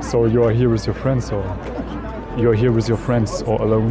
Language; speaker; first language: English; non-native, fluent; German